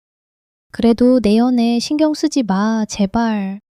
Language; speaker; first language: Korean; early bilingual, heritage; English